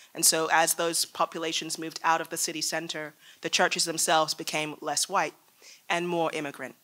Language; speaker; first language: English; native; English